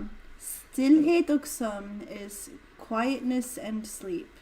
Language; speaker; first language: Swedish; non-native, learner; English